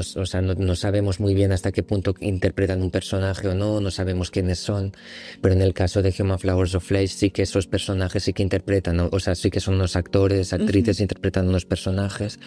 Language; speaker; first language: Spanish; native; Spanish